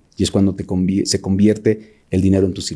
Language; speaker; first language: Spanish; native; Spanish